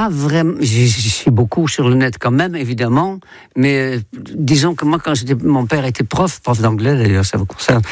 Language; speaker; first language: French; non-native, fluent; Dutch